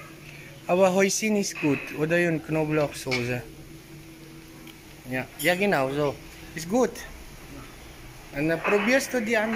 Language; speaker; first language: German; non-native, fluent; Filipino